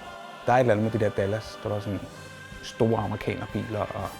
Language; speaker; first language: Danish; native; Danish